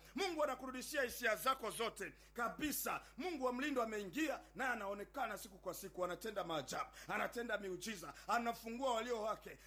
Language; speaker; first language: Swahili; native; Swahili